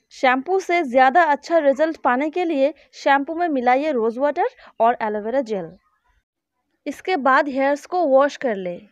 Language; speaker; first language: Hindi; non-native, local second language; Bangla